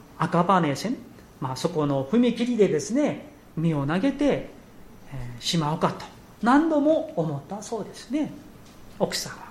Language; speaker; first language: Japanese; non-native, fluent; Korean